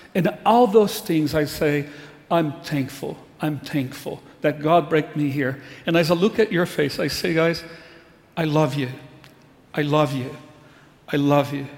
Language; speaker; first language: English; non-native, fluent; Portuguese